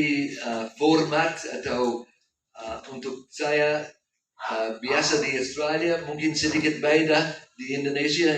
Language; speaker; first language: Indonesian; non-native, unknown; English